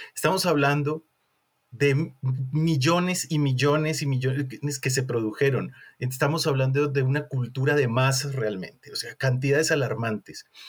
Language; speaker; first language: Spanish; native; Spanish